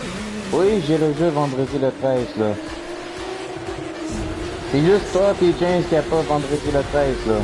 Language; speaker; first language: French; native; French